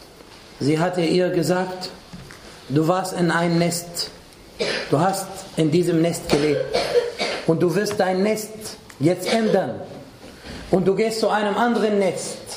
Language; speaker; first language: German; non-native, fluent; Arabic